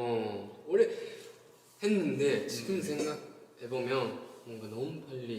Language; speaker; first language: Korean; non-native, learner; Japanese